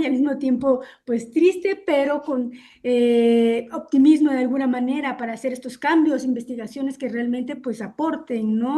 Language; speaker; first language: Spanish; native; Spanish